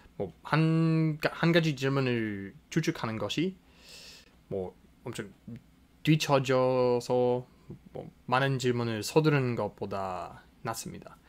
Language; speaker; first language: Korean; non-native, fluent; English